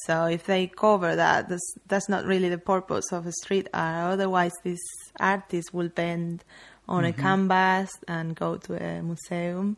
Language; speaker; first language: English; non-native, fluent; Spanish